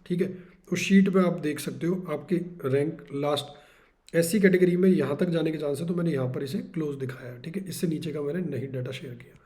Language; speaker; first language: Hindi; native; Hindi